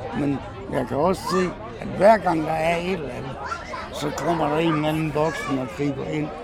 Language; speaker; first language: Danish; native; Danish